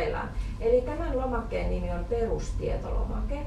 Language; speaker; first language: Finnish; native; Finnish